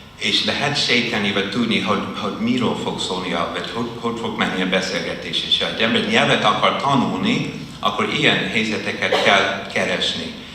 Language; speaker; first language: Hungarian; non-native, fluent; English